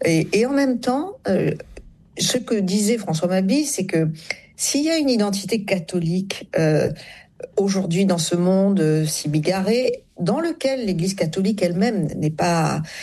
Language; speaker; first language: French; native; French